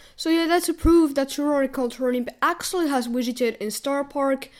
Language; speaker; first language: English; non-native, fluent; Finnish